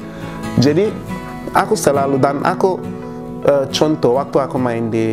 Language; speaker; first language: Indonesian; non-native, fluent; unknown